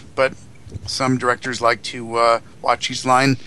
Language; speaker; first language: English; native; English